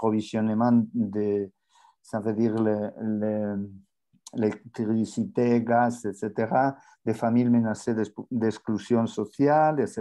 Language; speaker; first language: French; non-native, learner; Spanish